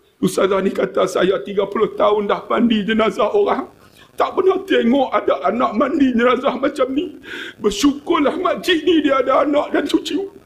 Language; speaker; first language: Malay; native; Malay